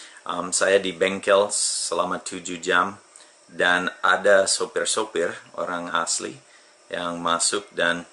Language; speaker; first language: Indonesian; non-native, fluent; English